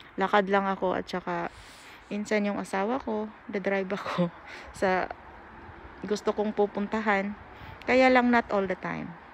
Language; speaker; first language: Filipino; non-native, local second language; Cebuano